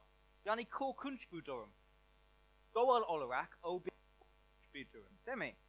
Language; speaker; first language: Turkish; non-native, learner; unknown